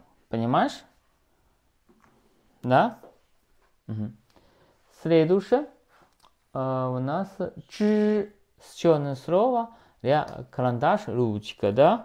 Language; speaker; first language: Russian; non-native, learner; Chinese